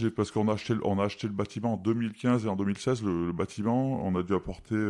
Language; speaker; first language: French; native; French